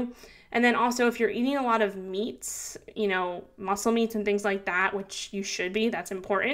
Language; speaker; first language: English; native; English